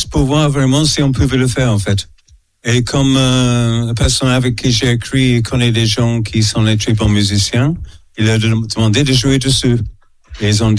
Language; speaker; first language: French; non-native, fluent; English